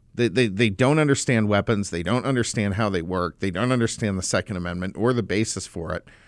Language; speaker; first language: English; native; English